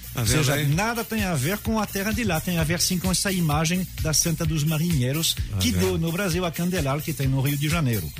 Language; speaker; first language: Portuguese; non-native, fluent; French